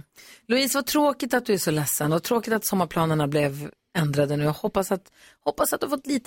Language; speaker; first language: Swedish; native; Swedish